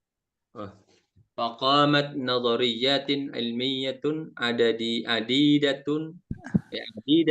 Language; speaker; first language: Arabic; non-native, learner; Indonesian